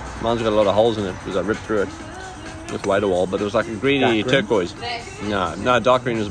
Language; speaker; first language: English; native; English